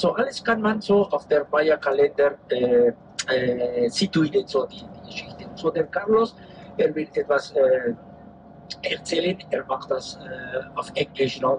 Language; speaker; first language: German; non-native, fluent; Spanish